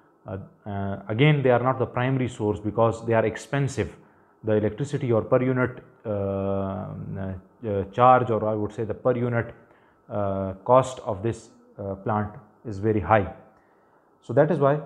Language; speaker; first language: English; non-native, local second language; Urdu